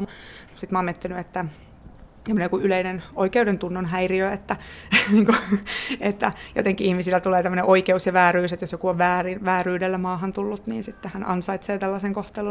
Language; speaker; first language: Finnish; native; Finnish